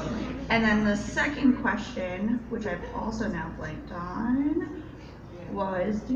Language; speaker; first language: English; native; English